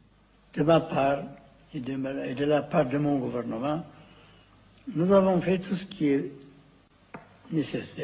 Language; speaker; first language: French; non-native, fluent; Amharic